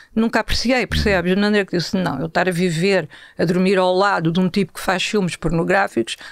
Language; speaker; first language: Portuguese; native; Portuguese